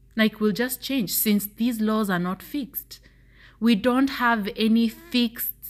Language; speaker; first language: English; non-native, local second language; Swahili